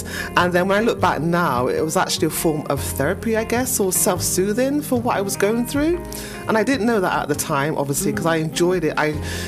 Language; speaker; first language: English; native; English